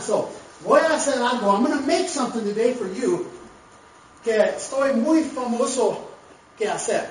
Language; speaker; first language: Spanish; non-native, learner; English